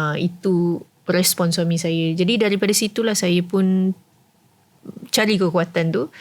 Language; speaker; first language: Malay; early bilingual, heritage; Malay